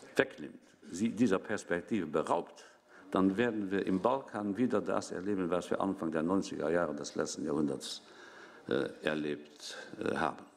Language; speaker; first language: German; non-native, local second language; Luxembourgish